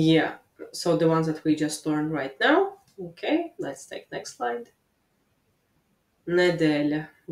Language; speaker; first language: English; non-native, fluent; Latvian